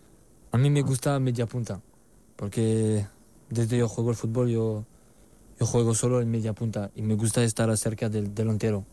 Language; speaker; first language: Spanish; non-native, learner; French